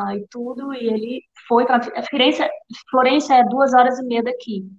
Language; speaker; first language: Portuguese; native; Portuguese